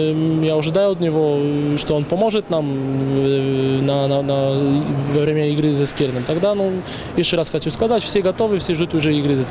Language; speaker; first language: Russian; non-native, fluent; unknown